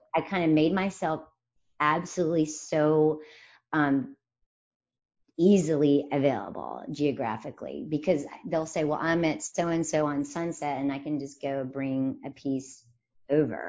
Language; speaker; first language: English; native; English